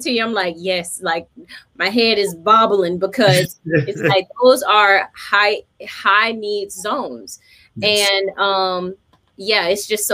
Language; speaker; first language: English; native; English